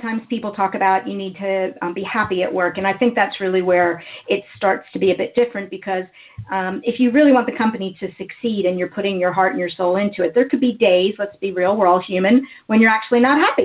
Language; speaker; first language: English; native; English